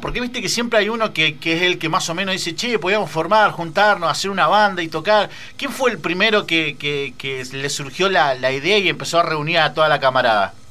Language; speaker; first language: Spanish; native; Spanish